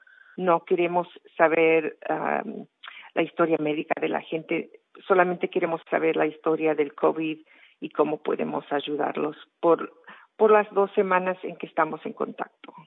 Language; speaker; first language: Spanish; early bilingual, heritage; Spanish